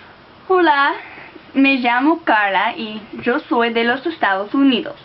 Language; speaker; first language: Spanish; non-native, learner; English